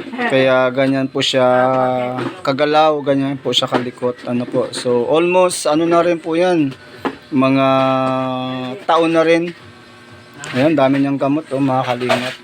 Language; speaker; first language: Filipino; non-native, local second language; Bikol